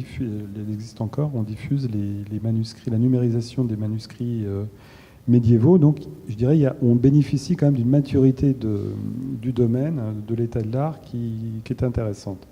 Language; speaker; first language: French; native; French